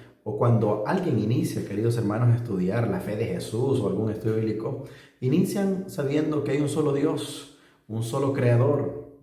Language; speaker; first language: Spanish; native; Spanish